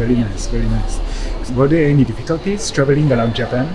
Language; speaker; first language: English; non-native, fluent; Japanese